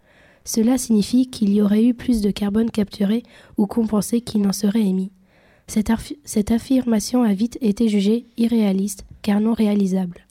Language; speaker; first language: French; native; French